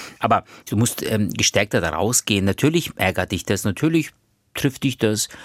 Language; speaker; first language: German; early bilingual, other home language; Turkish